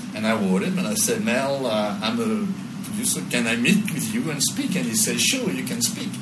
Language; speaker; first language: English; non-native, fluent; French